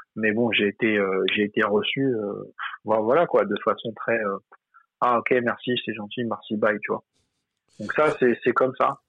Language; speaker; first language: French; native; French